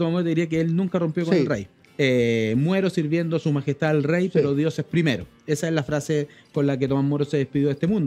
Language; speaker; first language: Spanish; native; Spanish